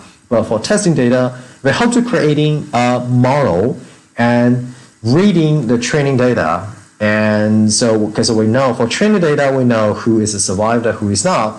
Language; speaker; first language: English; non-native, fluent; Chinese